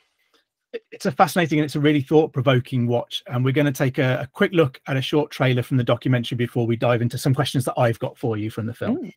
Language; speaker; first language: English; native; English